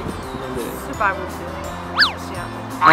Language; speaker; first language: French; native; French